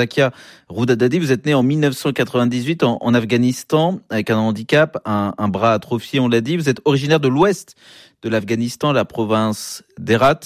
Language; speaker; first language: French; native; French